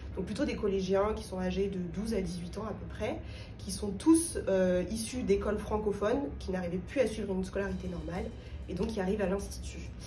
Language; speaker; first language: French; native; French